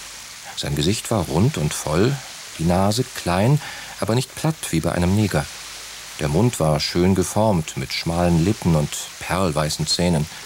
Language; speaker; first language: German; native; German